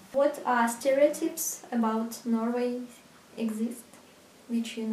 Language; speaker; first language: English; non-native, learner; Russian